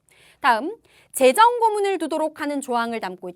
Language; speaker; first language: Korean; native; Korean